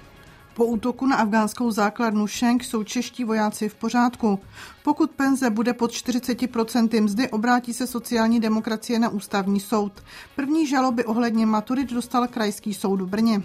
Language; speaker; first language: Czech; native; Czech